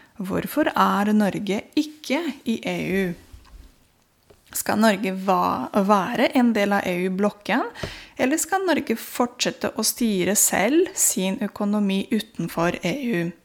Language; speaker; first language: Norwegian; non-native, fluent; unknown